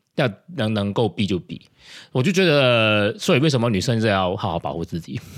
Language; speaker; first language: Chinese; non-native, local second language; Cantonese